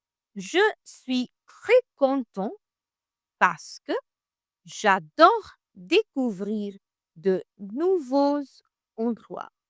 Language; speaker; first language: French; non-native, fluent; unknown